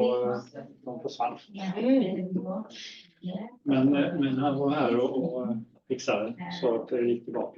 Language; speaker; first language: Swedish; native; Swedish